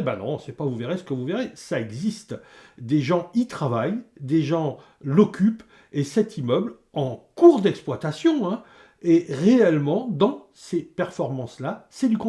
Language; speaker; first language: French; native; French